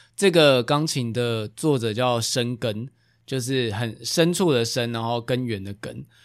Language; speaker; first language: Chinese; native; Chinese